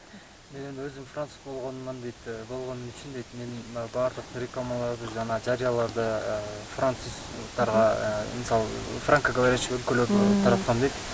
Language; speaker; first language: Kyrgyz; non-native, fluent; French